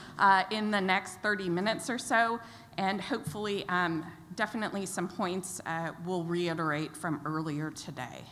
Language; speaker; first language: English; native; English